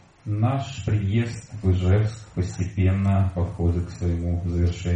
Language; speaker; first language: Russian; native; Russian